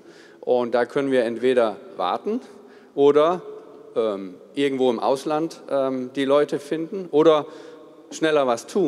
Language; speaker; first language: German; non-native, fluent; Danish